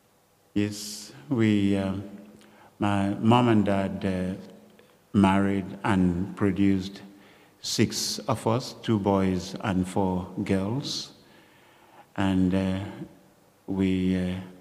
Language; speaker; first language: English; non-native, local second language; Yoruba